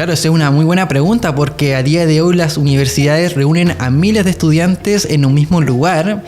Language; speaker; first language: Spanish; native; Spanish